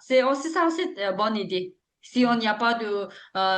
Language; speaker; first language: French; non-native, learner; Tibetan